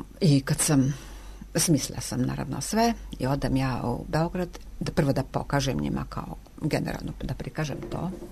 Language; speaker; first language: Serbian; non-native, local second language; Hungarian